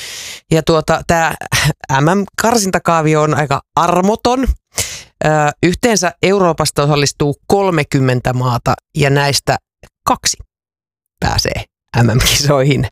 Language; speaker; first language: Finnish; native; Finnish